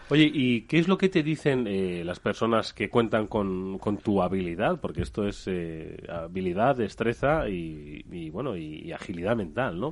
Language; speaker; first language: Spanish; native; Spanish